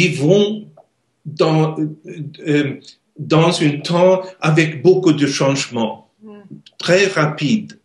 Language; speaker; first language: French; non-native, learner; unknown